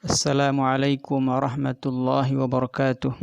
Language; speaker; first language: Arabic; non-native, fluent; Indonesian